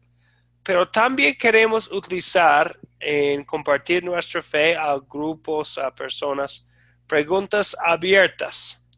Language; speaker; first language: Spanish; non-native, fluent; English